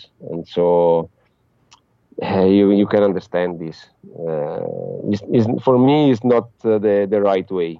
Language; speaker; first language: English; non-native, fluent; Italian